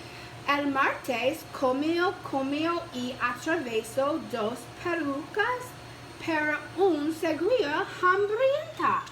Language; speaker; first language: Spanish; non-native, learner; English